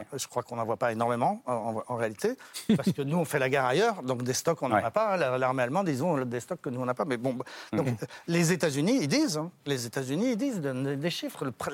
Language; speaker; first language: French; native; French